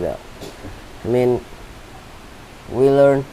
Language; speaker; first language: English; non-native, learner; Indonesian